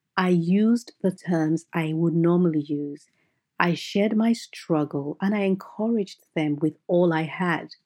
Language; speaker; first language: English; non-native, local second language; Yoruba